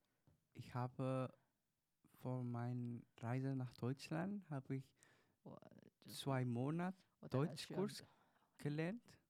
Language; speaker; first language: German; non-native, learner; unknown